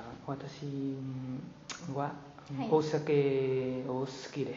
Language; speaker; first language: Japanese; non-native, learner; Vietnamese